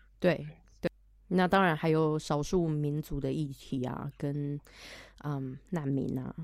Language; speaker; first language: Chinese; native; Chinese